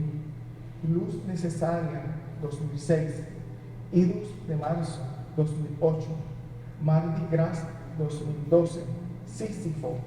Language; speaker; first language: Spanish; native; Spanish